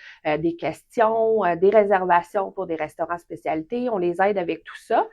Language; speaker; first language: French; native; French